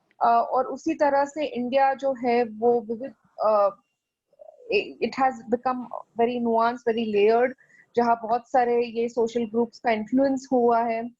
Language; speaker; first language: Hindi; native; Hindi